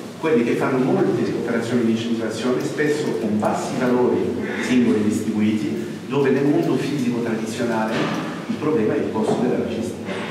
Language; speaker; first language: Italian; non-native, fluent; French